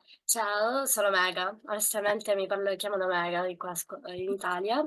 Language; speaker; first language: Italian; early bilingual, other home language; Tamil